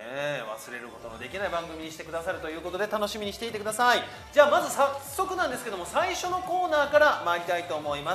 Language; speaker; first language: Japanese; native; Japanese